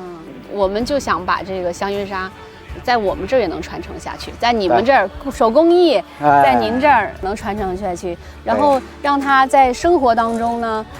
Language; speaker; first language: Chinese; native; Chinese